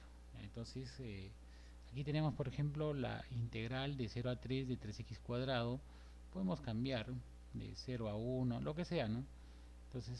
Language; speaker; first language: Spanish; native; Spanish